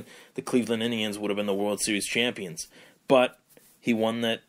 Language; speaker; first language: English; native; English